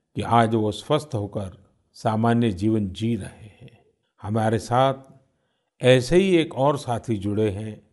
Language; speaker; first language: Hindi; non-native, local second language; Gujarati